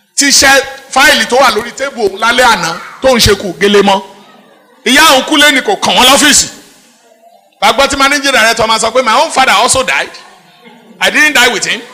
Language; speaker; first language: English; non-native, local second language; Yoruba